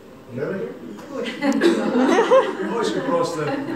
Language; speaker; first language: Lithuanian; non-native, learner; Russian